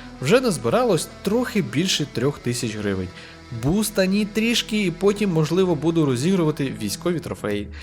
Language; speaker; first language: Ukrainian; native; Ukrainian